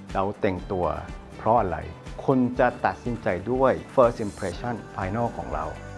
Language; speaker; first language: Thai; non-native, fluent; Korean